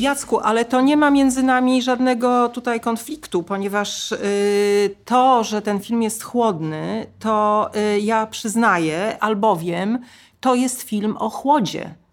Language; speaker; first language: Polish; native; Polish